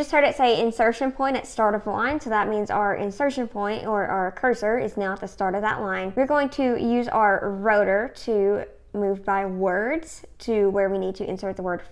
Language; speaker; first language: English; native; English